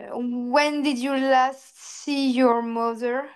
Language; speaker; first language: English; non-native, learner; French